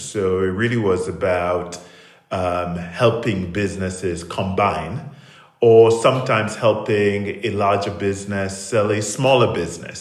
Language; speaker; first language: English; non-native, local second language; Krio